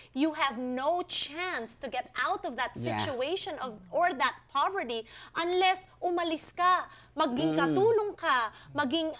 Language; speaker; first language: English; non-native, local second language; Filipino